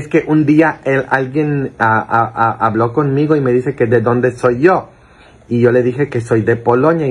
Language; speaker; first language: Spanish; non-native, fluent; Polish